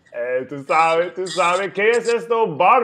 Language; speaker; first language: Spanish; non-native, learner; English